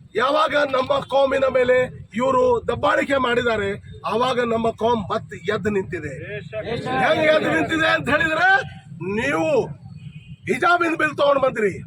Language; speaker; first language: Kannada; non-native, local second language; Urdu